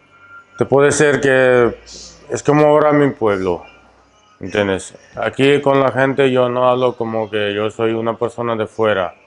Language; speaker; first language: Spanish; non-native, fluent; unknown